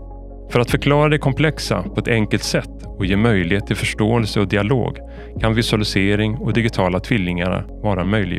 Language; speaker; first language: Swedish; native; Swedish